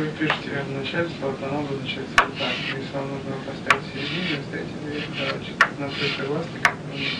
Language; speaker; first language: Russian; native; Russian